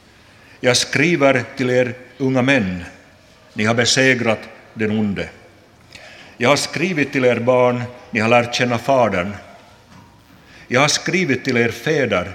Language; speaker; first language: Swedish; non-native, local second language; Finnish